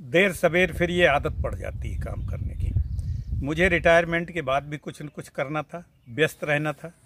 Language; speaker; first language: Hindi; native; Hindi